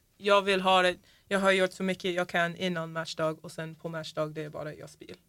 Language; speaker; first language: Swedish; non-native, learner; English